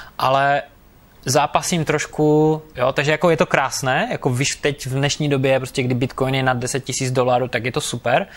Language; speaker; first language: Czech; native; Czech